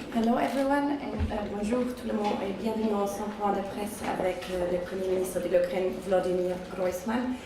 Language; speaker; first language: French; non-native, local second language; Luxembourgish